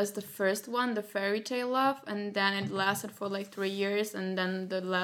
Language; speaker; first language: English; non-native, fluent; Slovak